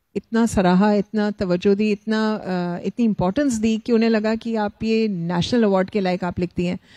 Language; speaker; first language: Hindi; native; Hindi